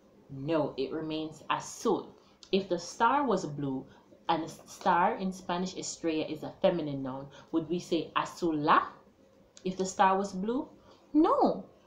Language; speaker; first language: English; native; English